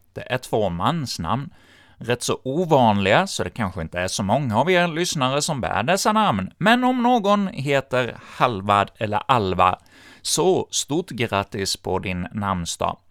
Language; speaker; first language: Swedish; native; Swedish